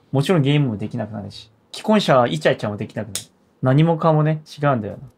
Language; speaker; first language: Japanese; non-native, fluent; Korean